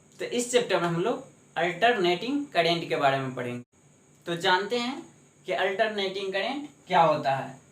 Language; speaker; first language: Hindi; native; Hindi